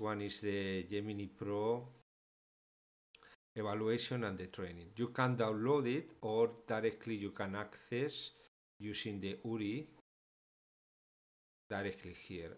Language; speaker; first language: English; non-native, fluent; Spanish